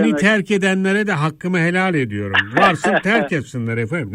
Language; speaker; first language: Turkish; native; Turkish